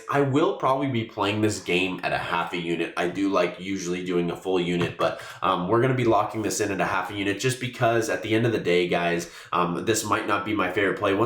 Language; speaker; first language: English; native; English